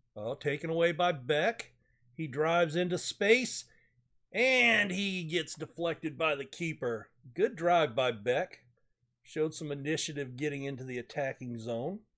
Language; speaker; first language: English; native; English